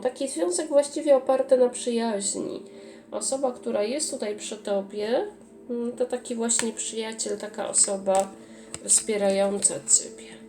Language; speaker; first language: Polish; native; Polish